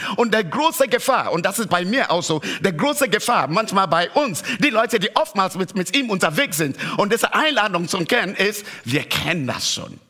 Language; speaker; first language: German; non-native, fluent; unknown